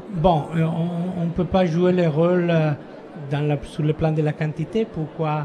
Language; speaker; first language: French; non-native, fluent; Italian